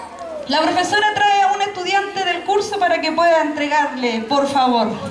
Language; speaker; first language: Spanish; native; Spanish